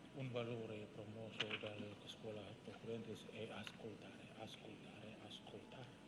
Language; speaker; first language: Italian; non-native, fluent; Indonesian